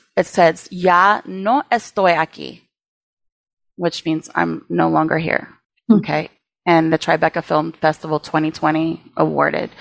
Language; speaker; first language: English; early bilingual, other home language; Spanish